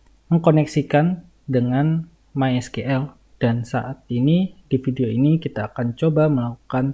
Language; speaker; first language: Indonesian; native; Indonesian